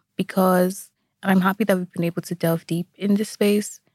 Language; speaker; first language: English; non-native, local second language; Igbo